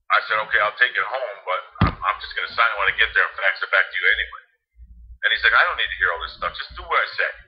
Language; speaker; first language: English; native; English